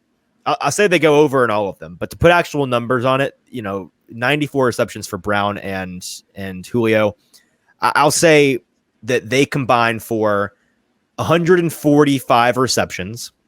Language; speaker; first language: English; native; English